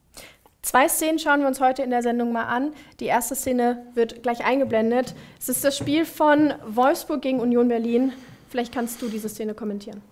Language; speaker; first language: German; native; German